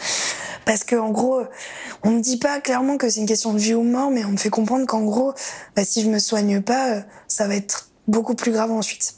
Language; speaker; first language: French; native; French